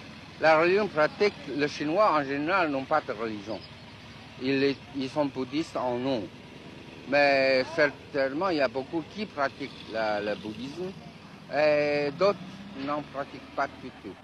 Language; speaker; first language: French; non-native, fluent; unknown